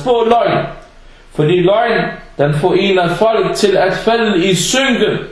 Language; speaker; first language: Danish; non-native, fluent; Arabic